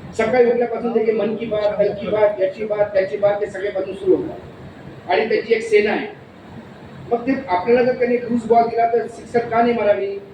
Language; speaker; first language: Marathi; non-native, local second language; Hindi